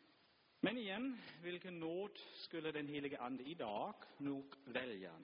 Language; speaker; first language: Swedish; non-native, fluent; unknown